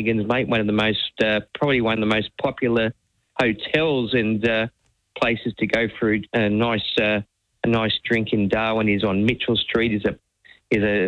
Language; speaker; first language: English; native; English